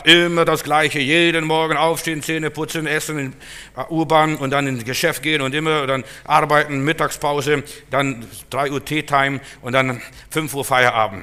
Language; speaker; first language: German; native; German